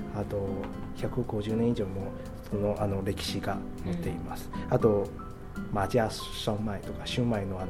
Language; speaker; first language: Japanese; non-native, fluent; Chinese